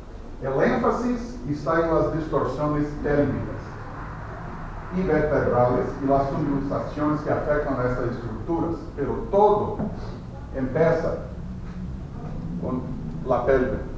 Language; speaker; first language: Spanish; non-native, fluent; Portuguese